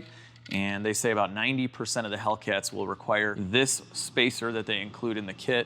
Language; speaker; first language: English; native; English